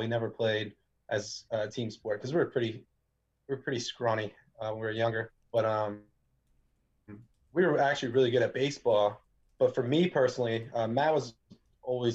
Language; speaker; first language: English; native; English